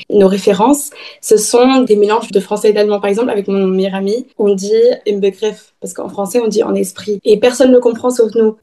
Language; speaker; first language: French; early bilingual, heritage; German